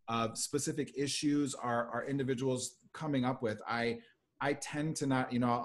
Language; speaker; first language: English; native; English